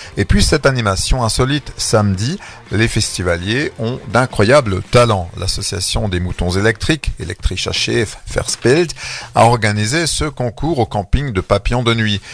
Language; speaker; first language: French; native; French